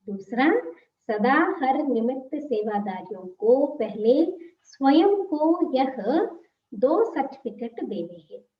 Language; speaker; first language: Hindi; non-native, local second language; Telugu